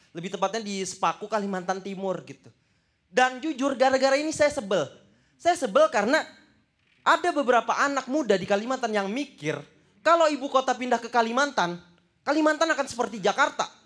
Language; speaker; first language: Indonesian; native; Indonesian